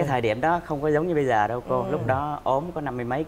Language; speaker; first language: Vietnamese; native; Vietnamese